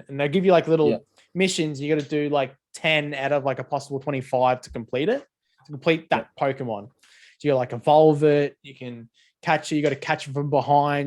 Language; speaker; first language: English; native; English